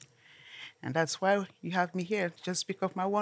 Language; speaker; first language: English; non-native, local second language; Igbo